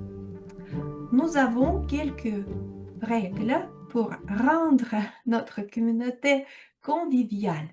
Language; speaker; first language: French; non-native, fluent; Russian